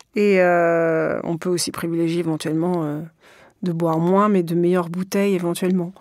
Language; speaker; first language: French; native; French